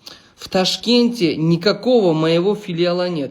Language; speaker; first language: Russian; non-native, local second language; Uzbek